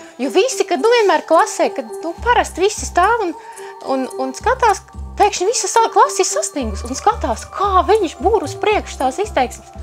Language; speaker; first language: Latvian; native; Latvian